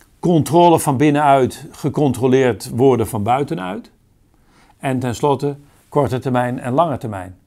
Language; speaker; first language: Dutch; native; Dutch